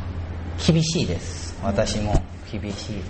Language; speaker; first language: Japanese; non-native, learner; Korean